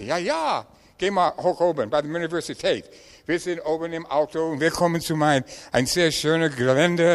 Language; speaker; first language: German; non-native, learner; English